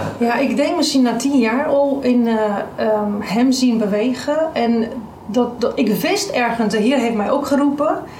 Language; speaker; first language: Dutch; non-native, fluent; Romanian